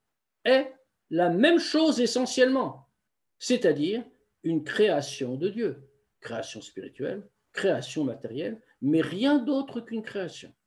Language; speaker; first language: French; native; French